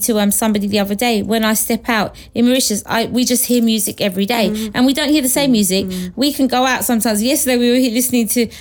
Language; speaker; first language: English; non-native, local second language; Morisyen